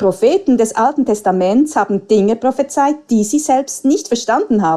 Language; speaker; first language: German; native; German